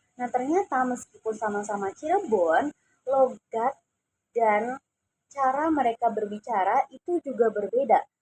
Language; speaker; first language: Indonesian; non-native, local second language; Javanese